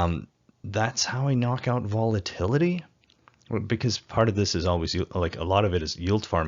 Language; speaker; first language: English; native; English